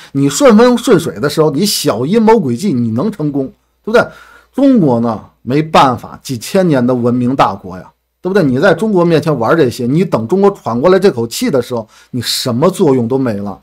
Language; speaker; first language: Chinese; native; Chinese